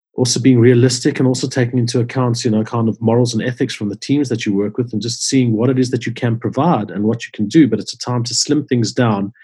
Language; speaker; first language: English; native; English